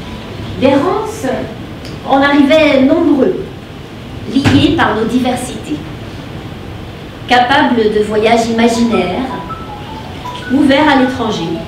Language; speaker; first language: French; native; French